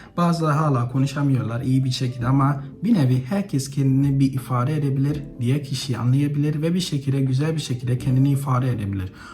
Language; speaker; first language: Turkish; non-native, fluent; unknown